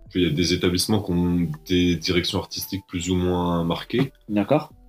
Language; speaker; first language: French; native; French